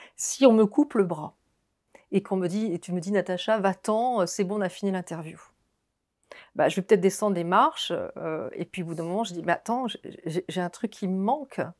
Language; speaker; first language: French; native; French